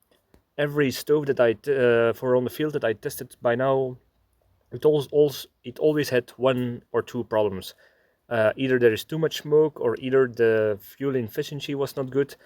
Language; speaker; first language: English; non-native, fluent; Dutch